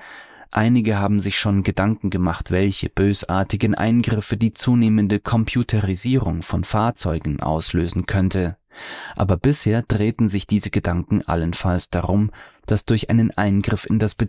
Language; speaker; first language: German; native; German